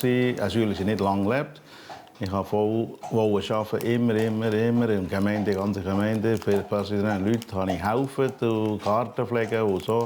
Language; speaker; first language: German; non-native, learner; Tamil